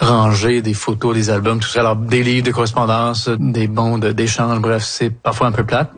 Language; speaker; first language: French; native; French